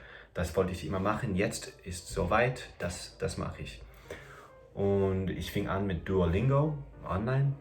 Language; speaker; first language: German; non-native, fluent; English